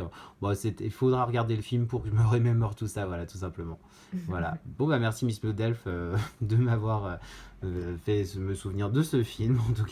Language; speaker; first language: French; native; French